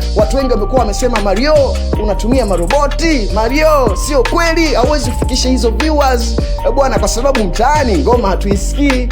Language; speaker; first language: Swahili; native; Swahili